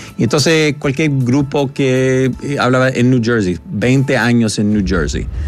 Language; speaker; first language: Spanish; early bilingual, heritage; Spanish